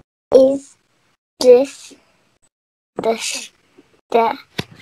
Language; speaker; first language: English; non-native, learner; Arabic